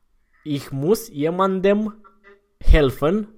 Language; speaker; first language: German; non-native, fluent; Romanian